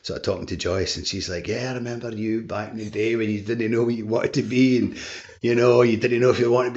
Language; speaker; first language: English; native; English